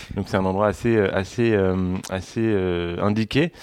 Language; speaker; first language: French; native; French